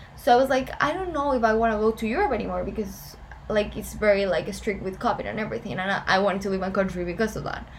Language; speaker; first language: English; non-native, fluent; Spanish